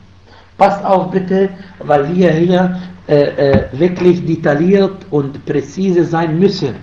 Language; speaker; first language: German; non-native, fluent; Arabic